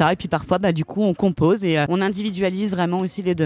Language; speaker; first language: French; native; French